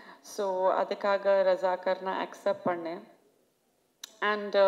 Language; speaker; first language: Tamil; non-native, fluent; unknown